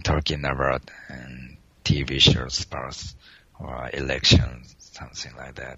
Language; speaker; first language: English; non-native, learner; Japanese